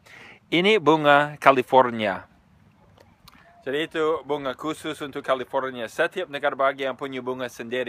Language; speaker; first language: Indonesian; non-native, fluent; English